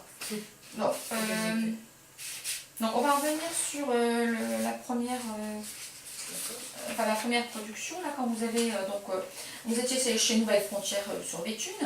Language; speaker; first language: French; native; French